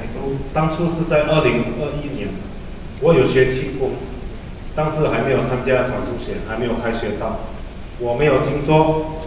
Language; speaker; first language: Chinese; early bilingual, heritage; Chinese